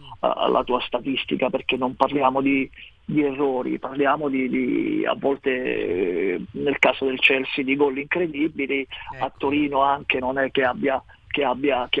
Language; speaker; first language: Italian; native; Italian